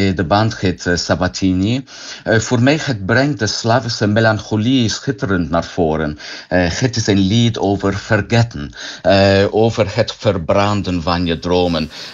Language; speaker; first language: Dutch; non-native, learner; English